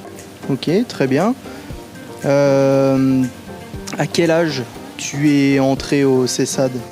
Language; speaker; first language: French; native; French